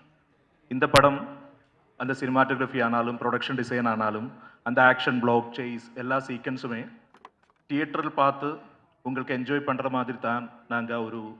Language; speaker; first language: Tamil; non-native, learner; Malayalam